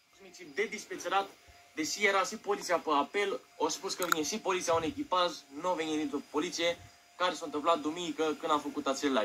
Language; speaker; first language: Romanian; native; Romanian